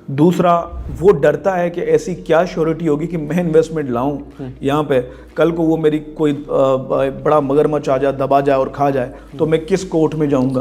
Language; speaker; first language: Urdu; non-native, local second language; Sindhi